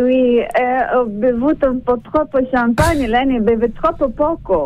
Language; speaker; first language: Italian; non-native, learner; French